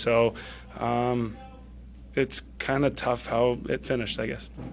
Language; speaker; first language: English; native; English